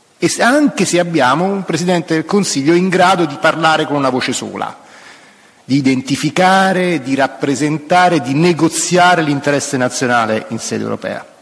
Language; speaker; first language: Italian; native; Italian